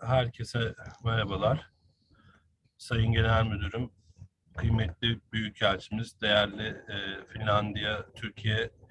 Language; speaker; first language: Turkish; native; Turkish